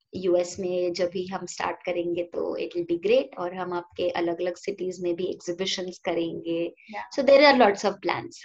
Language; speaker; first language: Hindi; non-native, local second language; Marathi